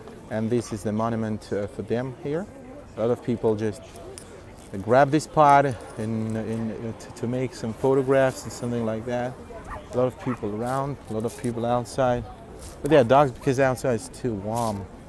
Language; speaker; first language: English; non-native, fluent; Russian